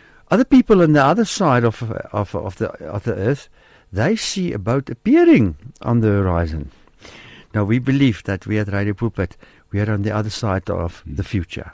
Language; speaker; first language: English; non-native, local second language; Afrikaans